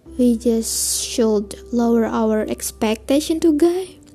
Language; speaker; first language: English; non-native, learner; Indonesian